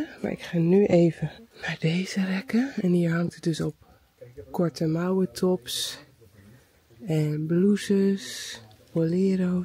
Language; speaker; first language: Dutch; native; Dutch